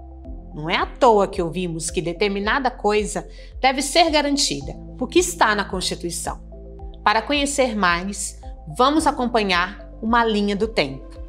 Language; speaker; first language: Portuguese; native; Portuguese